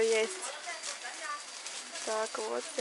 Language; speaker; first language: Russian; native; Russian